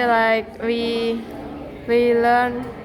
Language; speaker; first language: English; non-native, learner; Indonesian